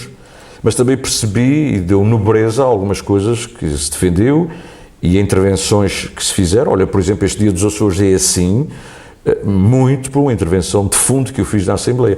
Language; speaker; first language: Portuguese; native; Portuguese